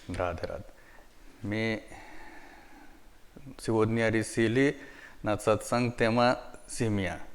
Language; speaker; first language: Russian; non-native, learner; Hindi